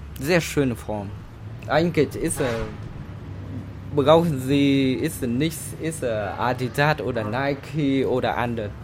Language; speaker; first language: German; non-native, learner; Vietnamese